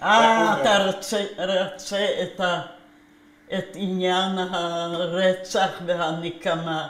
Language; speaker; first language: Hebrew; non-native, fluent; Polish